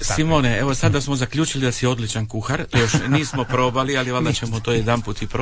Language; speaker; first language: Serbian; native; Serbian